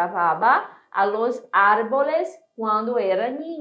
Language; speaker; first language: Spanish; non-native, fluent; Portuguese